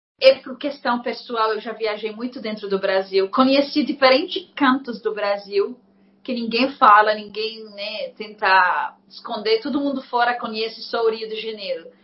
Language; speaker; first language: Portuguese; non-native, fluent; Arabic